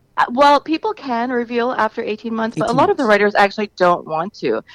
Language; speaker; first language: English; native; English